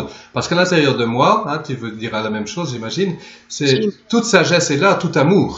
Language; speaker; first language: French; native; French